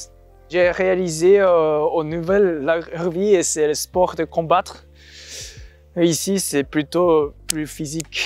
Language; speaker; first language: French; non-native, learner; Japanese